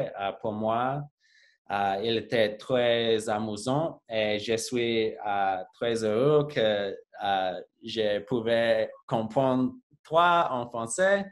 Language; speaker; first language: French; non-native, learner; English